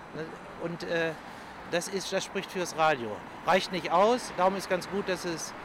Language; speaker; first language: German; native; German